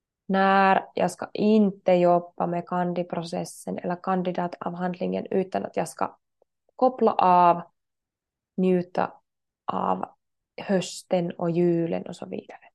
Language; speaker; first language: Swedish; non-native, learner; Finnish